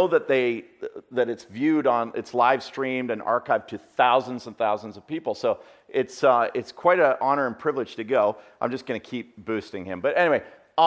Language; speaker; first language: English; native; English